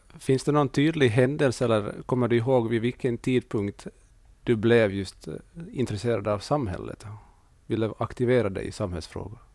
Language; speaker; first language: Swedish; native; Swedish